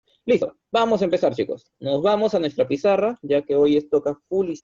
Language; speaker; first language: Spanish; native; Spanish